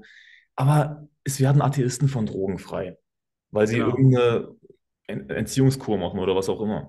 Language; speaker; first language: German; native; German